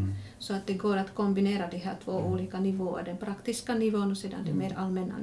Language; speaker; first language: Swedish; non-native, local second language; Finnish